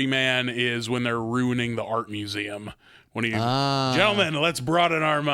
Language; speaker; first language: English; native; English